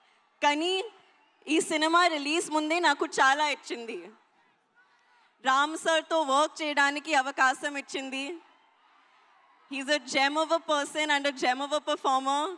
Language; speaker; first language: Telugu; non-native, learner; Hindi